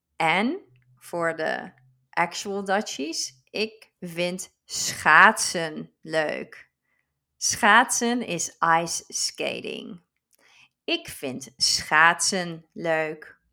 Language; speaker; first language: English; non-native, fluent; Dutch